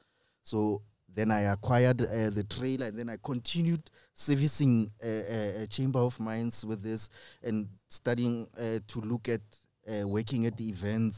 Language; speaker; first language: English; non-native, local second language; Tswana